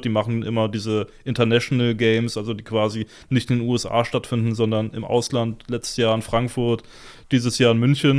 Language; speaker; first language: German; native; German